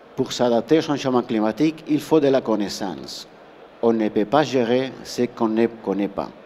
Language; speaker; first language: French; non-native, fluent; Spanish